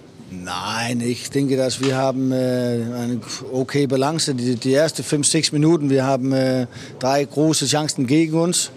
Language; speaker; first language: German; non-native, learner; Danish